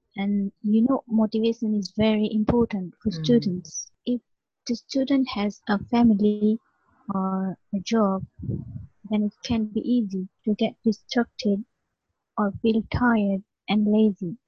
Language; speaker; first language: English; non-native, local second language; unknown